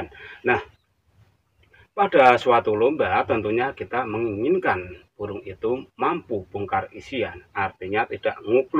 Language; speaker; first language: Indonesian; native; Indonesian